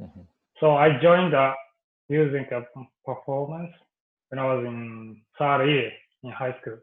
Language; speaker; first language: English; non-native, learner; Japanese